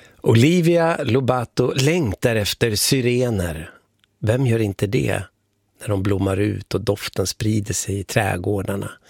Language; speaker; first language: Swedish; native; Swedish